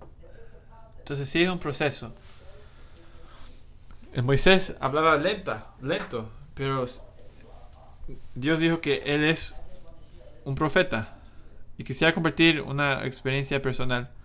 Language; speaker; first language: Spanish; non-native, fluent; English